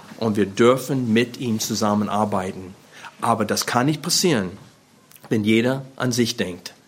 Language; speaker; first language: German; non-native, fluent; English